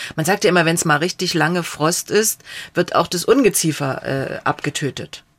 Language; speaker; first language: German; native; German